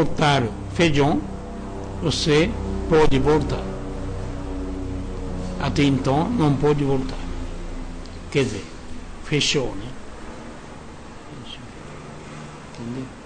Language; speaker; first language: Portuguese; non-native, learner; Japanese